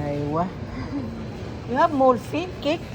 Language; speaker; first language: English; non-native, learner; Filipino